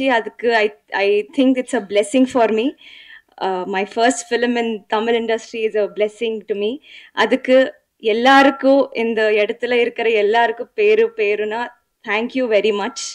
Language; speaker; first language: Tamil; non-native, fluent; Telugu